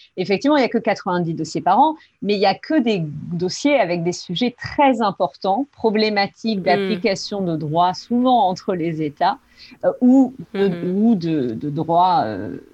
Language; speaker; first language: French; native; French